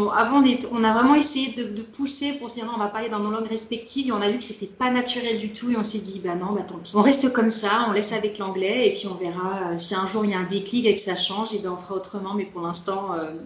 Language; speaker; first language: French; native; French